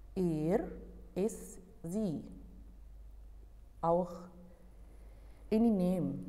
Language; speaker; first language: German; non-native, fluent; Arabic